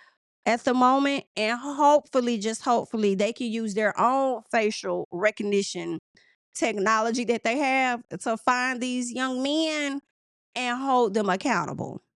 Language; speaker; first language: English; native; English